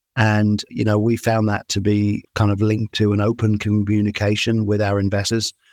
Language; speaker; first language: English; native; English